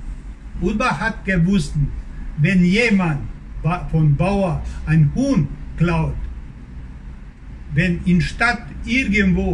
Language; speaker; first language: German; non-native, learner; Croatian